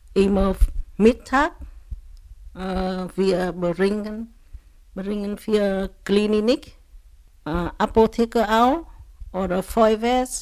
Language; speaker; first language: German; non-native, learner; Vietnamese